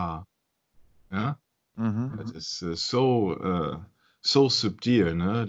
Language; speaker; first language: Dutch; non-native, learner; German